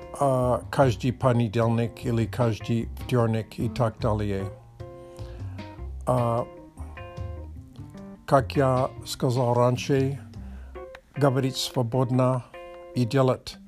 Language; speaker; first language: Russian; non-native, learner; English